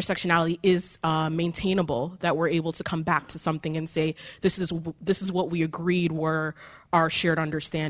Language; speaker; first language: English; native; English